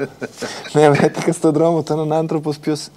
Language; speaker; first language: Greek; non-native, fluent; Serbian